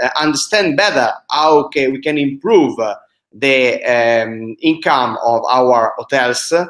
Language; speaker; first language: English; non-native, fluent; Italian